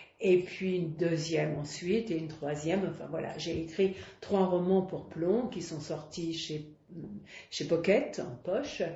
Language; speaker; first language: French; native; French